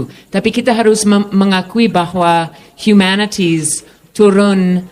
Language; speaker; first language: Indonesian; non-native, fluent; English